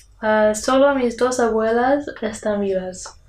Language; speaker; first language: Spanish; non-native, learner; English